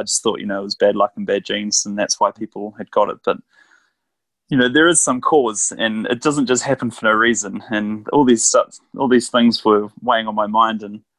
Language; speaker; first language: English; native; English